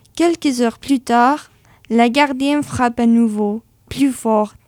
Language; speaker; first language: French; non-native, fluent; Spanish